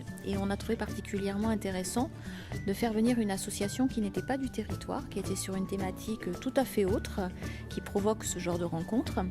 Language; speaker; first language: French; native; French